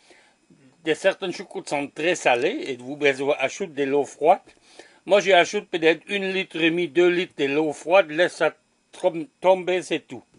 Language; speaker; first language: French; non-native, learner; German